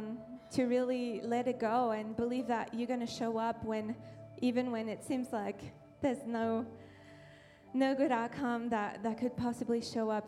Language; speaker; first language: English; non-native, fluent; French